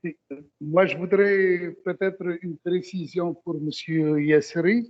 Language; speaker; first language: French; non-native, local second language; Arabic